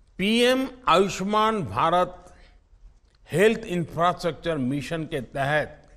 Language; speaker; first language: Hindi; non-native, local second language; Gujarati